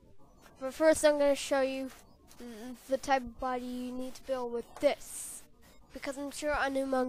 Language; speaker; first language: English; native; English